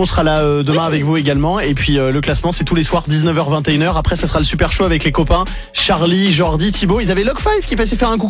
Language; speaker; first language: French; native; French